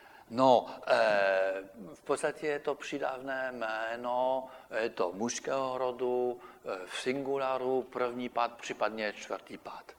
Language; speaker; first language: Czech; non-native, fluent; French